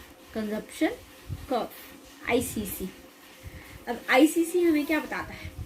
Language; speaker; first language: Hindi; native; Hindi